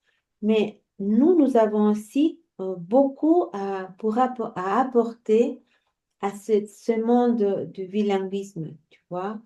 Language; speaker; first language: French; non-native, fluent; Spanish